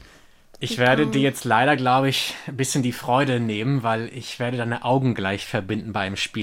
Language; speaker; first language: German; native; German